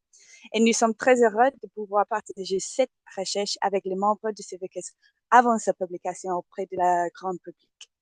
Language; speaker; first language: French; non-native, fluent; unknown